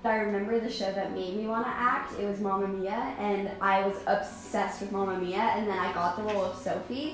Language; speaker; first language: English; native; English